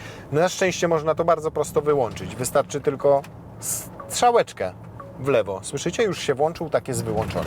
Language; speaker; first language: Polish; native; Polish